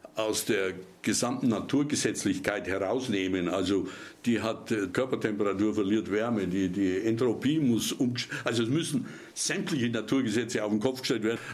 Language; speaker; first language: German; native; German